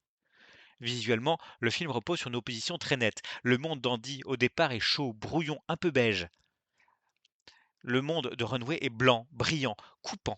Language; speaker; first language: French; native; French